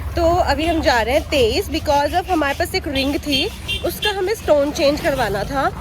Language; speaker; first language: Hindi; non-native, local second language; Bangla